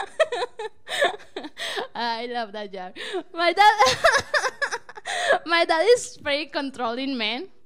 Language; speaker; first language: English; non-native, learner; Spanish